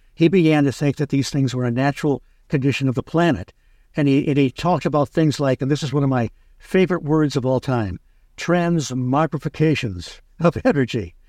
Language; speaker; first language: English; native; English